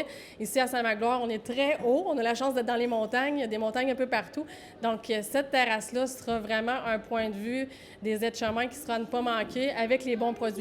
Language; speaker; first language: French; native; French